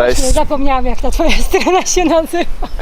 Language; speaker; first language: Polish; native; Polish